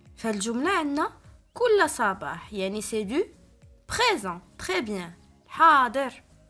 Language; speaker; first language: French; non-native, local second language; Arabic